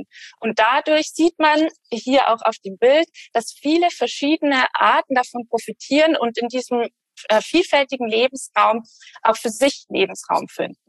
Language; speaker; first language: German; native; German